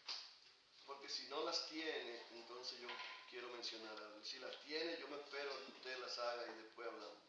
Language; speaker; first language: Spanish; native; Spanish